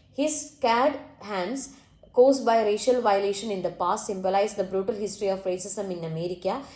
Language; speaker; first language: English; non-native, local second language; Malayalam